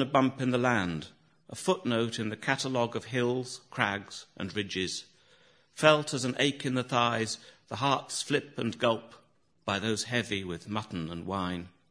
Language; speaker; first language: English; native; English